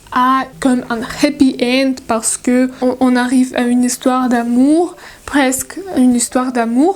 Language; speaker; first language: French; non-native, learner; Russian